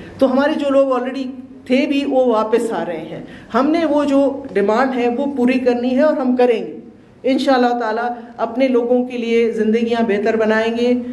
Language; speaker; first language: Urdu; non-native, local second language; Pashto